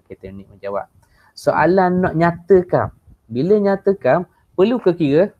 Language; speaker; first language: Malay; native; Malay